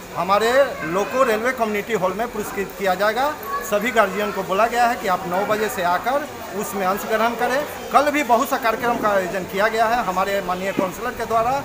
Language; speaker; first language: Hindi; native; Hindi